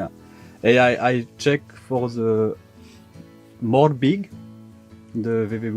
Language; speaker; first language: English; non-native, learner; French